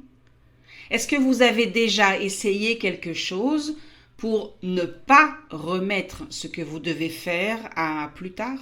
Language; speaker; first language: French; native; French